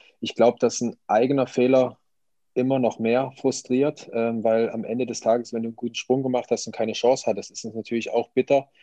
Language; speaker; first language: German; native; German